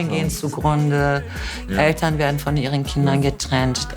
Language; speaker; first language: German; native; German